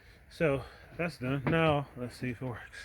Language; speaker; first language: English; native; English